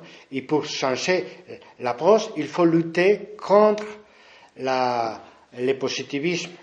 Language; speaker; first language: French; non-native, fluent; Spanish